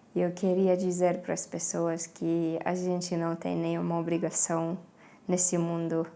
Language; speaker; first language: Portuguese; non-native, fluent; Estonian